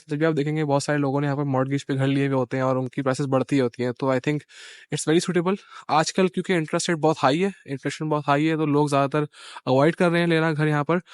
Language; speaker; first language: Urdu; native; Urdu